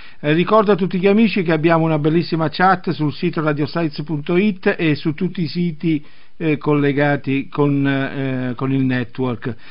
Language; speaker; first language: Italian; native; Italian